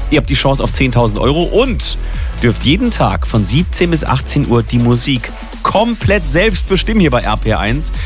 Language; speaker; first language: German; native; German